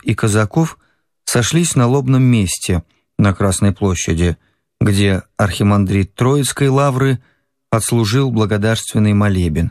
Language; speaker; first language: Russian; native; Russian